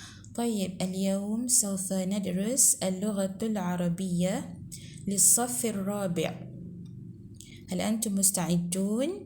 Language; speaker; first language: Arabic; non-native, fluent; Malay